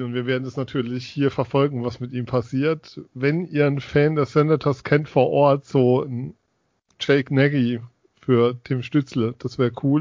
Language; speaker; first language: German; native; German